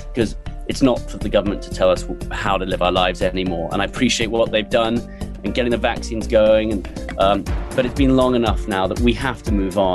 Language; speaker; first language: English; native; English